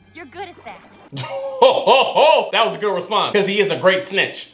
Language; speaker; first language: English; native; English